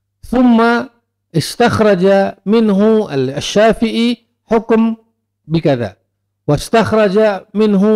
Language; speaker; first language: Arabic; non-native, fluent; Indonesian